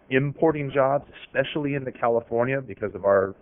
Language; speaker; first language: English; native; English